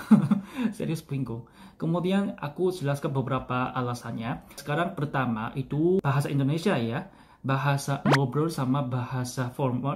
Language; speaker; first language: Indonesian; non-native, fluent; Korean